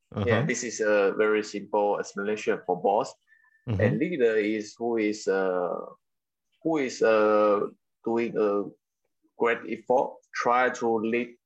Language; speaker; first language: English; non-native, local second language; Chinese